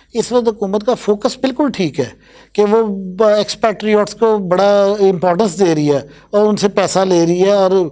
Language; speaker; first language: Urdu; non-native, local second language; Punjabi